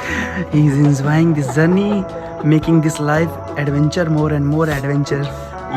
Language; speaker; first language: English; non-native, local second language; Hindi